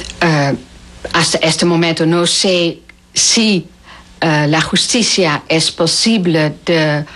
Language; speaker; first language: Spanish; non-native, learner; Dutch